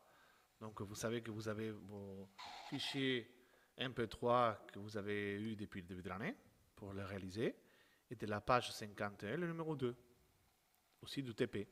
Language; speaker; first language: French; non-native, fluent; Spanish